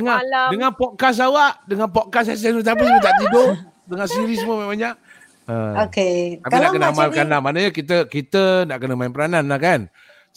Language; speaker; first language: Malay; native; Malay